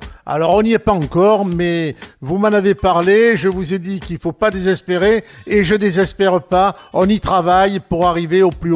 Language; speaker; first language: French; native; French